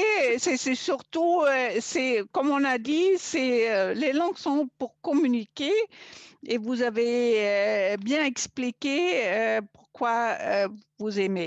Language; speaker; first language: French; non-native, fluent; German